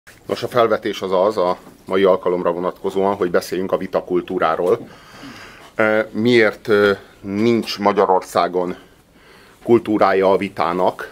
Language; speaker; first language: Hungarian; native; Hungarian